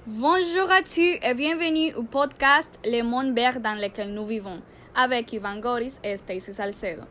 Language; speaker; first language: French; non-native, learner; Spanish